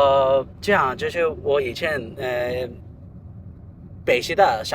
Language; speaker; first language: Chinese; non-native, fluent; Bangla